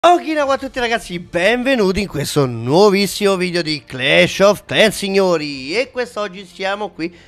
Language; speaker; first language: Italian; native; Italian